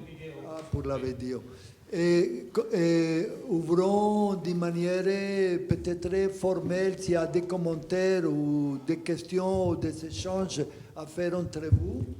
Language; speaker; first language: French; non-native, fluent; Spanish